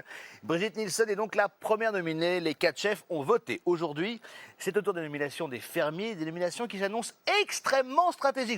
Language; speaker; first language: French; native; French